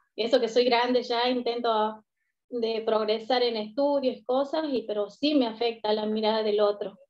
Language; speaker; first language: Spanish; native; Spanish